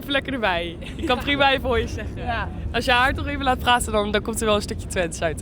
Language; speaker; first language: Dutch; native; Dutch